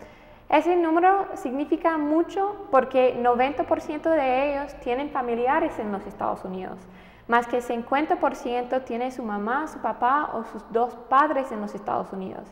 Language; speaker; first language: Spanish; non-native, fluent; English